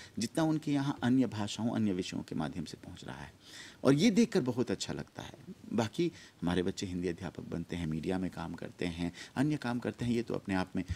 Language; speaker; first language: Hindi; early bilingual, heritage; Hindi